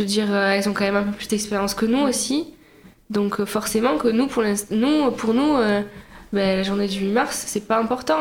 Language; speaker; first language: French; native; French